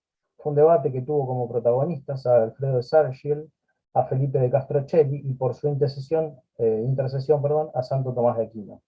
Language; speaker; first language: Spanish; native; Spanish